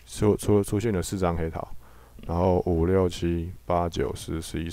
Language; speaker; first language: Chinese; native; Chinese